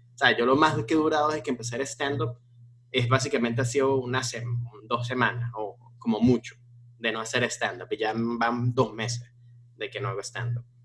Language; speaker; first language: Spanish; native; Spanish